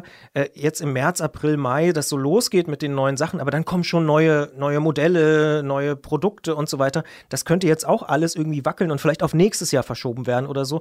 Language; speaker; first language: German; native; German